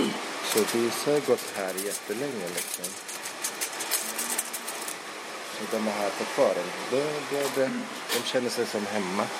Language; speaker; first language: Swedish; non-native, local second language; Arabic